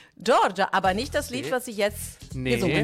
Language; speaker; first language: German; non-native, fluent; Italian